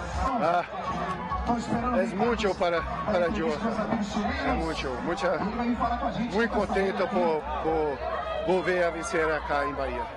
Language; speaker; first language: Spanish; non-native, learner; Portuguese